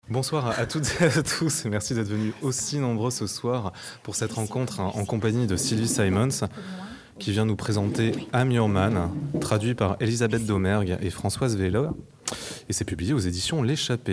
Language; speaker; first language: French; native; French